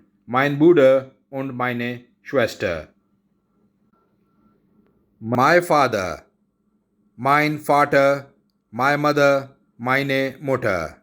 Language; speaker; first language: German; non-native, learner; Urdu